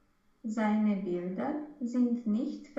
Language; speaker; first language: German; non-native, learner; Romanian